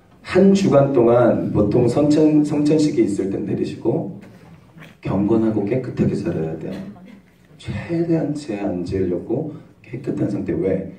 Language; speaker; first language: Korean; native; Korean